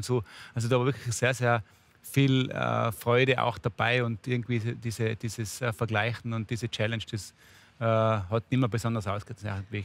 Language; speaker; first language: German; native; German